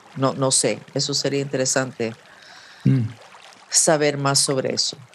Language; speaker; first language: Spanish; non-native, fluent; English